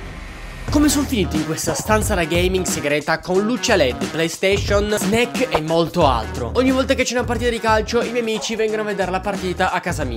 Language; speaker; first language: Italian; native; Italian